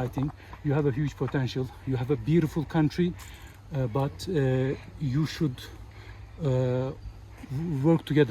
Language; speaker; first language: English; non-native, fluent; Turkish